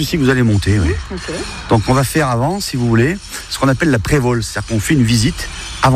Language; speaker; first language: French; native; French